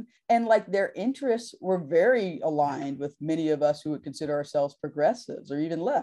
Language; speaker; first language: English; native; English